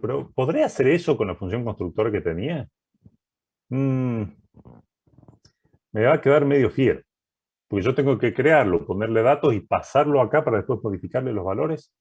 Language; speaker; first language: Spanish; native; Spanish